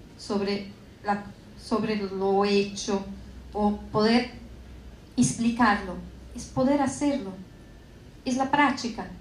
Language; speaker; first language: Spanish; non-native, fluent; Portuguese